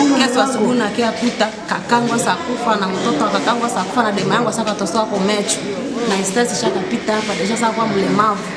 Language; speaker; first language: Swahili; non-native, local second language; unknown